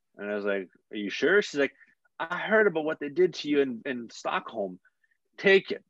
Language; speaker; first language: English; native; English